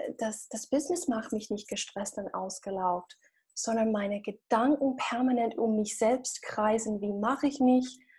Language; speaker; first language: German; non-native, fluent; English